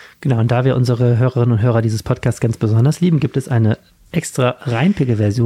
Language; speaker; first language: German; native; German